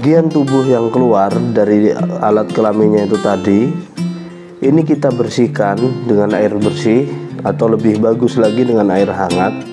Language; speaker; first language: Indonesian; non-native, local second language; Javanese